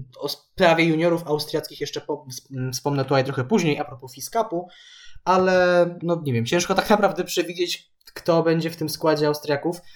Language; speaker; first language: Polish; native; Polish